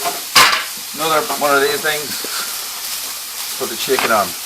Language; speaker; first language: English; native; English